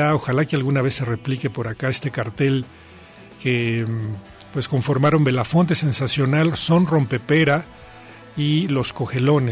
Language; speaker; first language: Spanish; native; Spanish